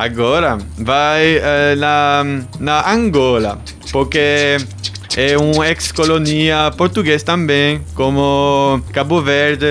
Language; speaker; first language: Portuguese; non-native, learner; German